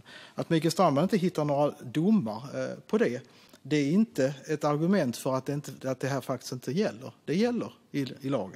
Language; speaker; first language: Swedish; native; Swedish